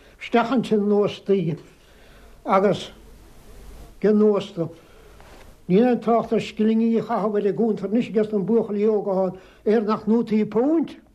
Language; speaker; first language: Irish; native; Irish